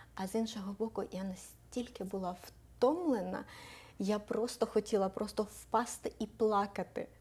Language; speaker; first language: Ukrainian; native; Ukrainian